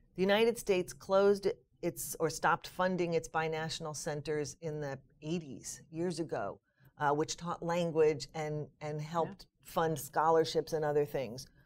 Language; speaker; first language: English; native; English